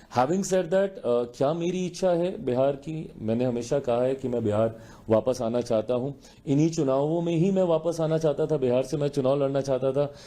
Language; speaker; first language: Hindi; native; Hindi